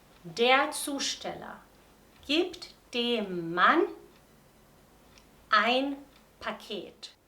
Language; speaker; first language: German; non-native, fluent; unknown